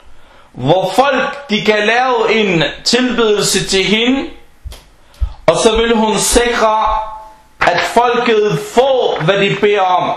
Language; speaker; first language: Danish; non-native, fluent; Arabic